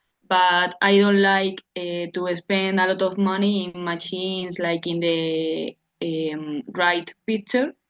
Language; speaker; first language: English; non-native, fluent; Spanish